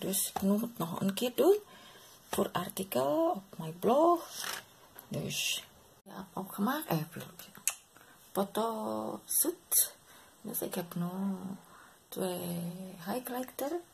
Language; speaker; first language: Dutch; non-native, learner; Indonesian